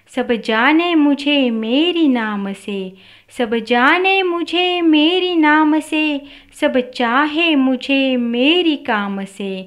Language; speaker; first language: Hindi; non-native, local second language; Marathi